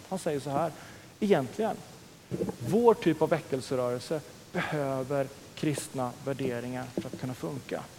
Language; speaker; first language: Swedish; native; Swedish